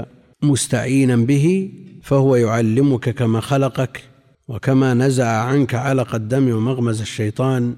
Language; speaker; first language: Arabic; native; Arabic